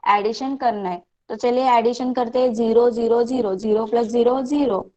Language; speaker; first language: Hindi; non-native, local second language; Marathi